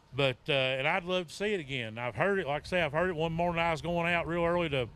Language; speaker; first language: English; native; English